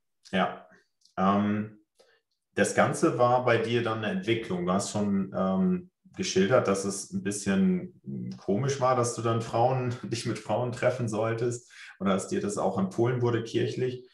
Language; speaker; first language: German; native; German